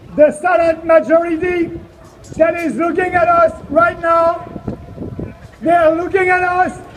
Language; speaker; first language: English; non-native, fluent; French